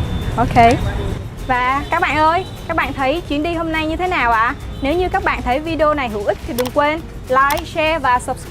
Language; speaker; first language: Vietnamese; native; Vietnamese